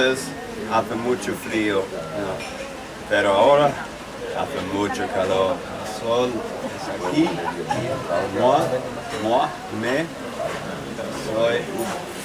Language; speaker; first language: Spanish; non-native, learner; Swedish